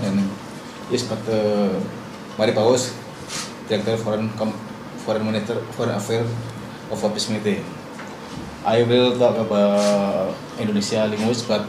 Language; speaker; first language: English; non-native, learner; Indonesian